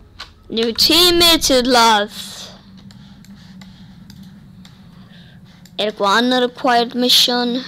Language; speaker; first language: Icelandic; early bilingual, heritage; Icelandic